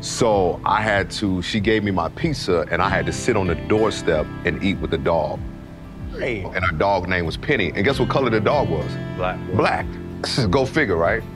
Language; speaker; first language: English; native; English